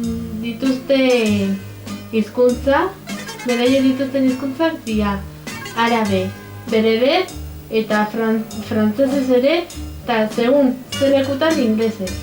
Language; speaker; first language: Basque; non-native, local second language; Spanish